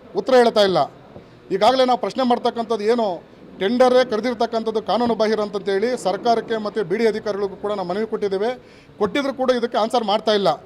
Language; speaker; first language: Kannada; native; Kannada